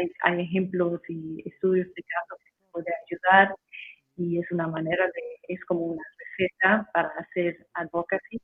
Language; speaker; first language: Spanish; non-native, fluent; English